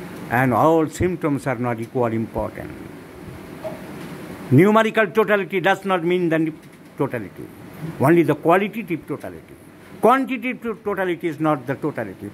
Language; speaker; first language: English; non-native, local second language; Bangla